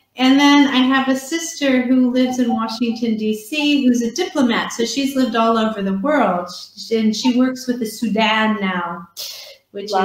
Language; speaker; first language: English; native; English